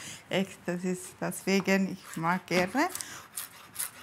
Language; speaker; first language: German; non-native, learner; Tamil